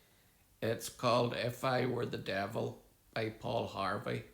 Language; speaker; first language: English; native; English